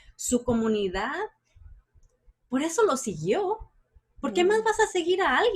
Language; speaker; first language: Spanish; early bilingual, heritage; Spanish